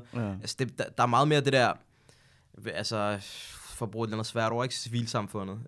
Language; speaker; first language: Danish; native; Danish